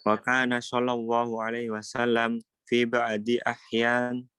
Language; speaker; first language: Arabic; non-native, learner; Indonesian